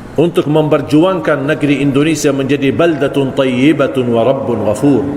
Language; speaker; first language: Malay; non-native, fluent; Arabic